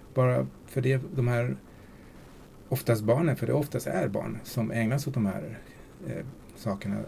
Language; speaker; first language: Swedish; early bilingual, other home language; Spanish